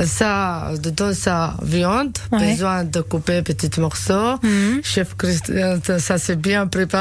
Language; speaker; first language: French; non-native, learner; Georgian